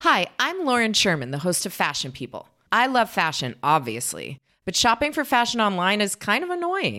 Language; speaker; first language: English; native; English